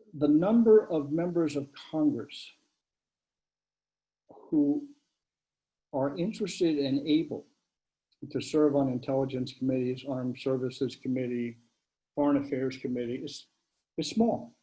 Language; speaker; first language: English; native; English